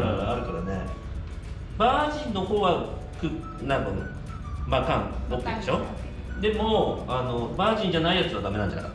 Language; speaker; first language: Japanese; native; Japanese